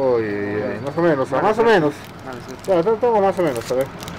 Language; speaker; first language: Spanish; native; Spanish